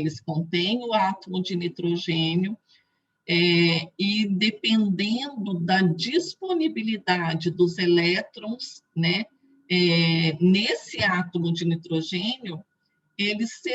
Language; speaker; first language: Portuguese; native; Portuguese